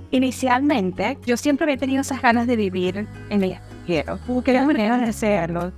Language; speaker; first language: Spanish; native; Spanish